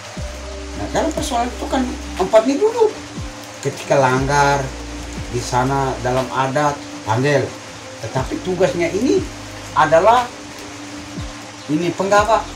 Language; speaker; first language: Indonesian; non-native, local second language; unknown